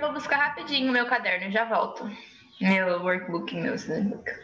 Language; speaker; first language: Portuguese; native; Portuguese